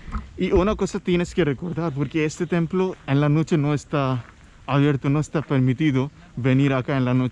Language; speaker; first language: Spanish; non-native, fluent; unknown